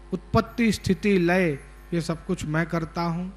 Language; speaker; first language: Hindi; non-native, local second language; Gujarati